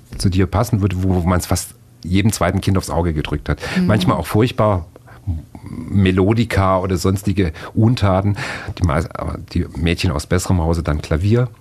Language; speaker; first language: German; native; German